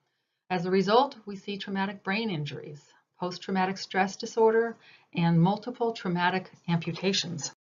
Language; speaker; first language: English; native; English